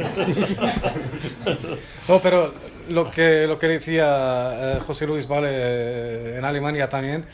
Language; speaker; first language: Spanish; non-native, fluent; German